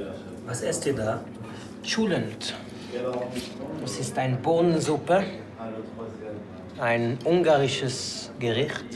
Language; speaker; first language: German; non-native, fluent; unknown